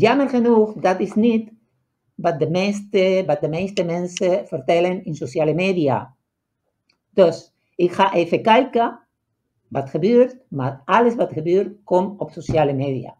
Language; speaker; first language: Dutch; non-native, fluent; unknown